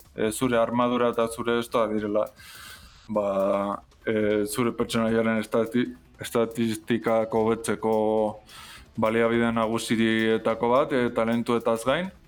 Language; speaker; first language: Basque; non-native, learner; Spanish